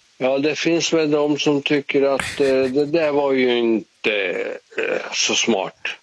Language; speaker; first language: Swedish; native; Swedish